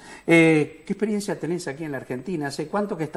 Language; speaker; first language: Spanish; native; Spanish